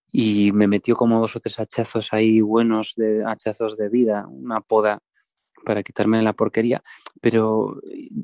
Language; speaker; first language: Spanish; native; Spanish